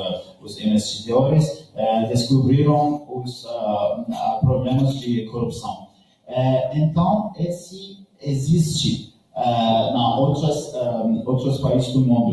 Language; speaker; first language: Portuguese; non-native, learner; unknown